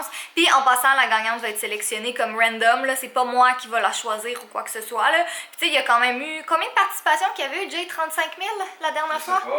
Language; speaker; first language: French; native; French